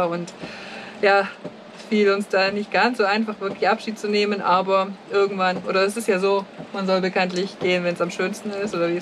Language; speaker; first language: German; native; German